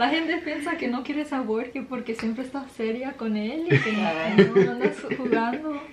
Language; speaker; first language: Spanish; early bilingual, heritage; Spanish